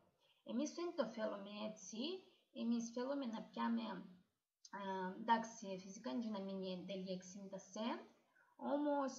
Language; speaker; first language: Greek; non-native, learner; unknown